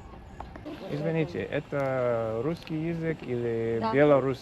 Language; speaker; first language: Russian; non-native, learner; English